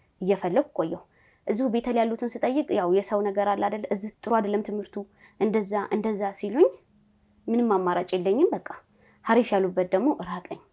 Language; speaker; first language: Amharic; native; Amharic